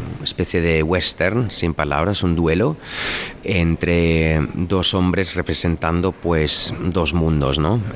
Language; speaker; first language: Spanish; non-native, fluent; German